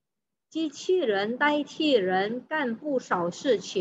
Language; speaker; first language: Chinese; non-native, fluent; Indonesian